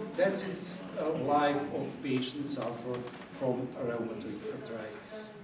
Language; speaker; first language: English; non-native, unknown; Serbian